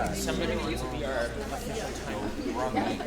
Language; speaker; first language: English; native; English